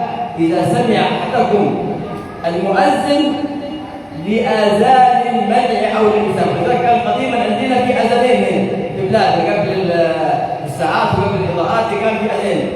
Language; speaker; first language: Arabic; native; Arabic